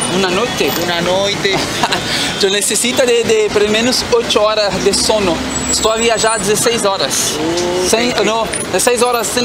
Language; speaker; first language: Portuguese; non-native, learner; Spanish